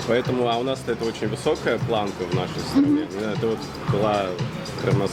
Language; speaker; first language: Russian; native; Russian